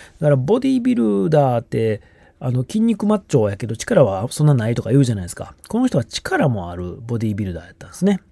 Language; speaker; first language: Japanese; native; Japanese